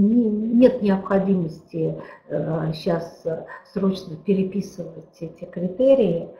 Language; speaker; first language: Russian; native; Russian